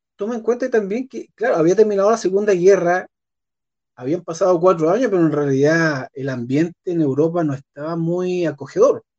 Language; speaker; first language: Spanish; native; Spanish